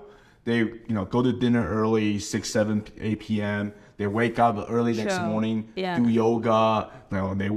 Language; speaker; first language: English; non-native, fluent; Chinese